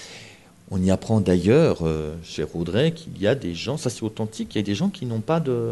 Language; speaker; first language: French; native; French